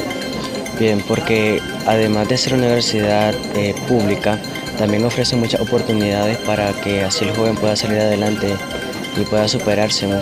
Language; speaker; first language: Spanish; native; Spanish